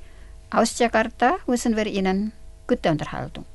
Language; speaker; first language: German; non-native, fluent; Indonesian